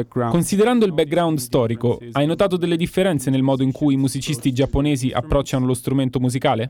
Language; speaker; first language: Italian; native; Italian